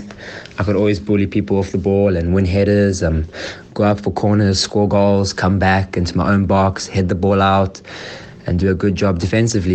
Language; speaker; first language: English; native; English